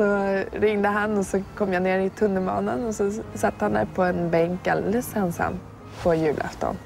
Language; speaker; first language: Swedish; native; Swedish